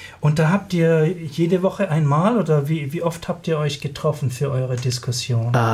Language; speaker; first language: German; native; German